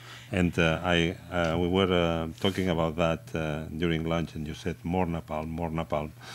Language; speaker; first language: English; non-native, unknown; Catalan